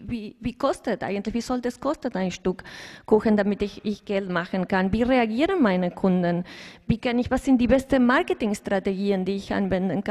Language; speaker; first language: German; non-native, fluent; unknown